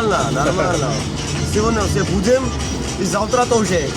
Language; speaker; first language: Russian; non-native, fluent; Georgian